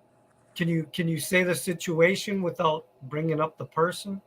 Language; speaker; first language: English; native; English